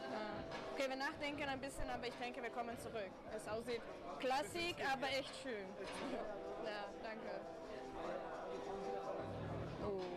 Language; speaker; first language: German; non-native, learner; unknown